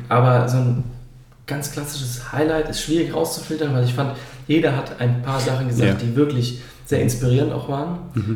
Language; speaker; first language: German; native; German